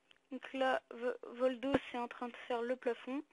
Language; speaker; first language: French; native; French